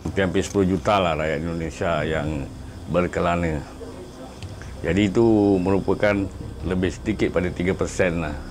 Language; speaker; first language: Malay; native; Malay